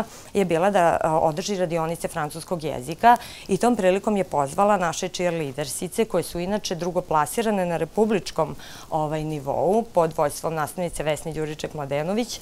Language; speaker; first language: Serbian; native; Serbian